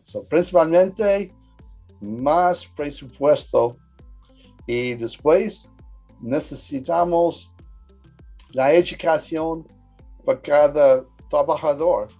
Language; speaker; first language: Spanish; early bilingual, heritage; English